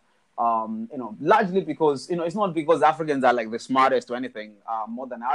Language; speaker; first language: English; non-native, local second language; Shona